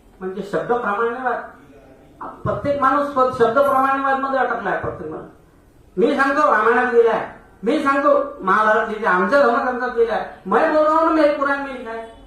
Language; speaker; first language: Marathi; non-native, local second language; Hindi